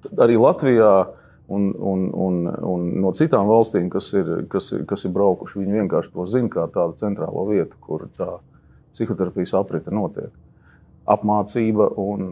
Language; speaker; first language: Latvian; native; Latvian